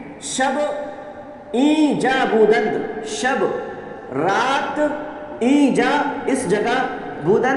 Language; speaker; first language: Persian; non-native, fluent; Urdu